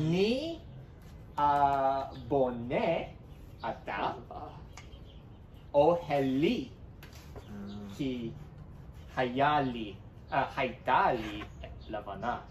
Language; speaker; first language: Hebrew; non-native, learner; English